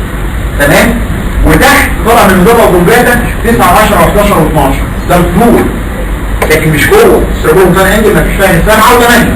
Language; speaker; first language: Arabic; native; Arabic